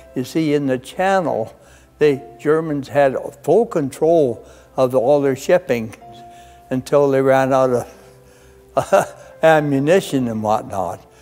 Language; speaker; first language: English; native; English